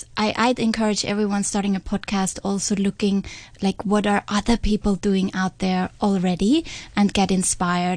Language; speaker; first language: English; non-native, fluent; German